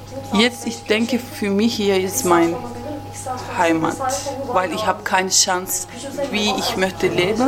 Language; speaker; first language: German; non-native, learner; Turkish